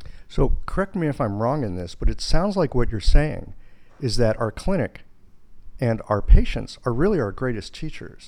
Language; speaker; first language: English; native; English